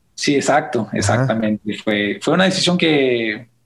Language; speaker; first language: Spanish; early bilingual, heritage; Spanish